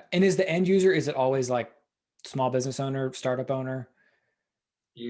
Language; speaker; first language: English; native; English